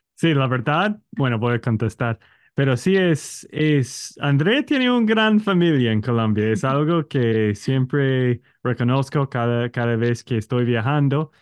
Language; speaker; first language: Spanish; non-native, fluent; English